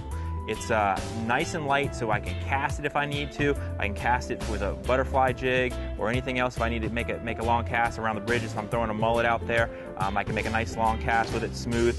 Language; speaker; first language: English; native; English